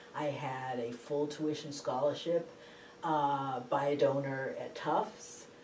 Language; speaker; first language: English; native; English